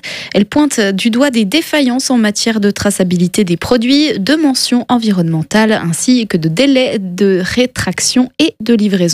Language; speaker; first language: French; native; French